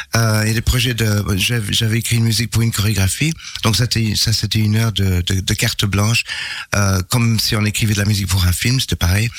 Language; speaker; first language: French; non-native, fluent; English